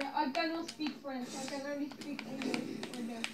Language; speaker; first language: English; non-native, learner; Spanish